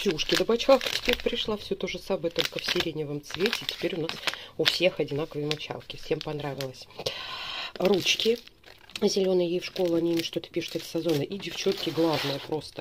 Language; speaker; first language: Russian; native; Russian